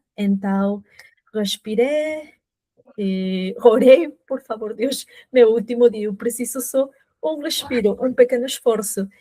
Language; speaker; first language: Portuguese; non-native, fluent; Spanish